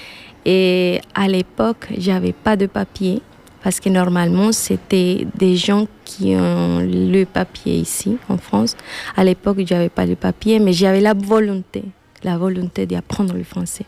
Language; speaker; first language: French; non-native, learner; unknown